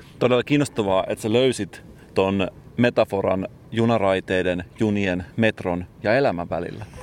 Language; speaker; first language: Finnish; native; Finnish